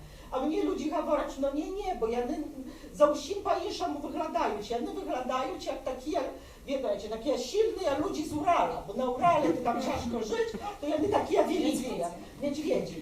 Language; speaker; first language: Polish; non-native, local second language; Belarusian